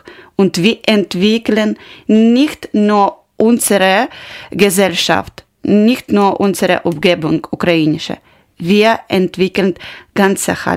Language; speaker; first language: German; non-native, learner; Ukrainian